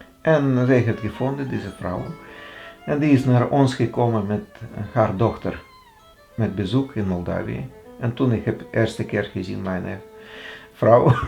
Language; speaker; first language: Dutch; non-native, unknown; Russian